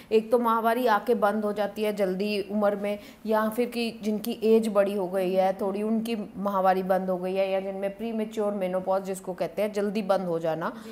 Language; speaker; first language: Hindi; non-native, local second language; Punjabi